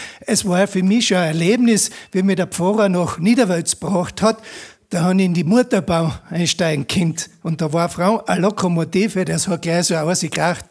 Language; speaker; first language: German; native; German